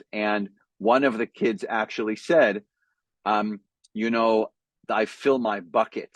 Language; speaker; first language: English; native; English